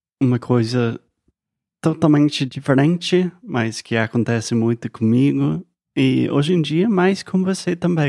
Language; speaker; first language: Portuguese; non-native, fluent; English